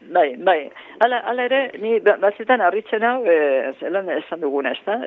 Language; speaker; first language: Basque; native; Basque